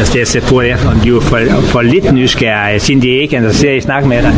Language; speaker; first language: Danish; native; Danish